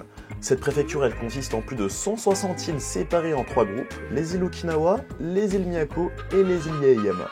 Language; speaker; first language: French; native; French